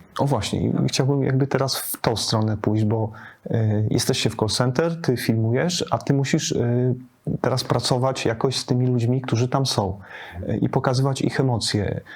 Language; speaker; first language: Polish; native; Polish